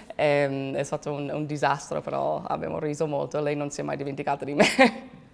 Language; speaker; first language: Italian; non-native, fluent; English